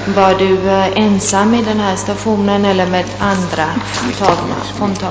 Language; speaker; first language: Swedish; non-native, fluent; Italian